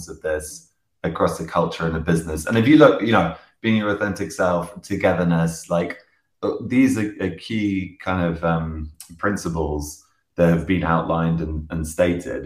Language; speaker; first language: English; native; English